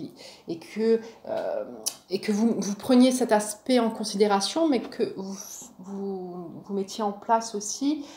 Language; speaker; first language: French; native; French